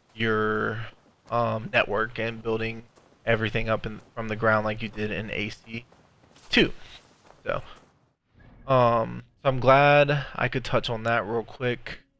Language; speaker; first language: English; native; English